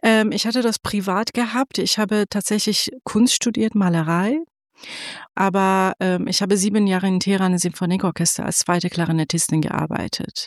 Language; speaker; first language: German; non-native, fluent; Persian